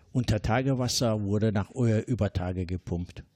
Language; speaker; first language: German; non-native, fluent; Turkish